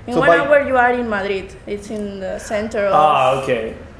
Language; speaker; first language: English; non-native, learner; Spanish